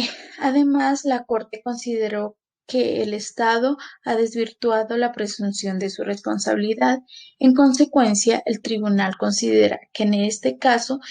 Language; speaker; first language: Spanish; native; Spanish